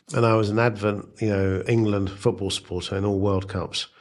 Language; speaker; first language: English; native; English